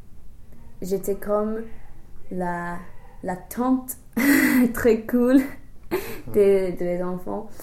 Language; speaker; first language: French; non-native, fluent; English